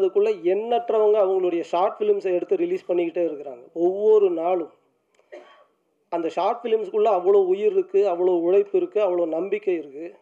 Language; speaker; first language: Tamil; native; Tamil